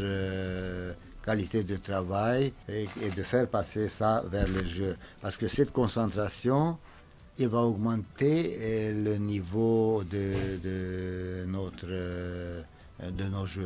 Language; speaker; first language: French; non-native, fluent; Romanian